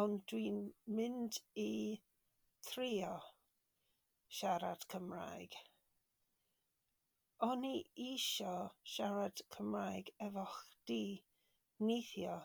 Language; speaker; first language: Welsh; non-native, learner; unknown